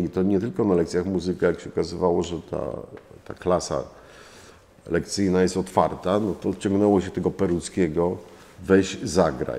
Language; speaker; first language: Polish; native; Polish